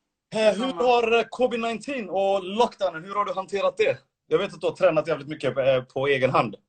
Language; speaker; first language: Swedish; early bilingual, other home language; Somali